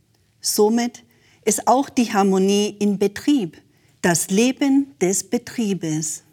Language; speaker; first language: German; native; German